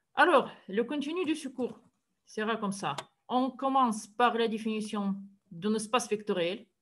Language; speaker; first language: French; non-native, fluent; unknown